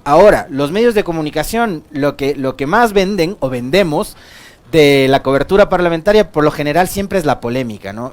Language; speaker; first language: Spanish; native; Spanish